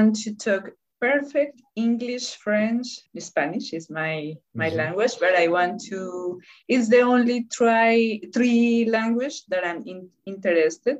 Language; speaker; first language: English; non-native, learner; Spanish